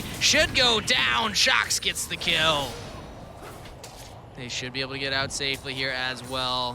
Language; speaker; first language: English; native; English